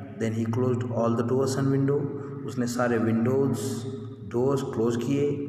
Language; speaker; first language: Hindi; non-native, local second language; Marathi